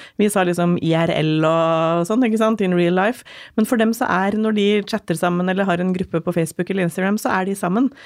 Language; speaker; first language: Norwegian; native; Norwegian